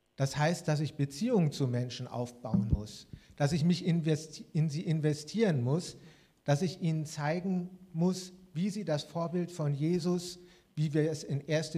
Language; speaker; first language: German; native; German